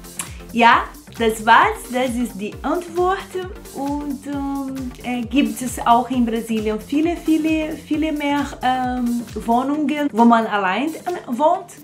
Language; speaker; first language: German; non-native, fluent; Portuguese